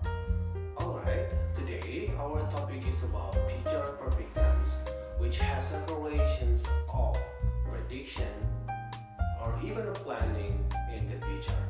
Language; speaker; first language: English; non-native, fluent; Indonesian